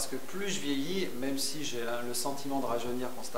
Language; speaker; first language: French; native; French